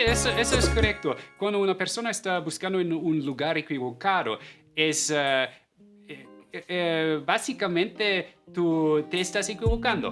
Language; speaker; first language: Spanish; non-native, fluent; German